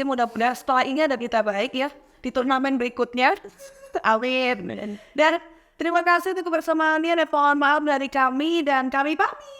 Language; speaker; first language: Indonesian; native; Indonesian